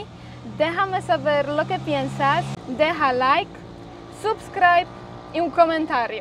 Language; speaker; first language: Spanish; non-native, fluent; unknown